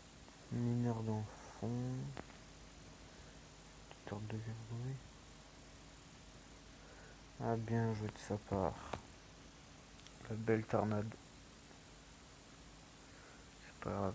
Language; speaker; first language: French; native; French